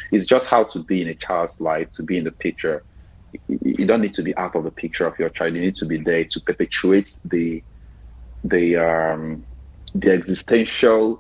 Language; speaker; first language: English; non-native, local second language; Igbo